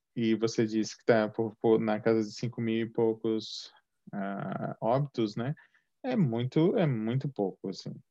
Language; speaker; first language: Portuguese; native; Portuguese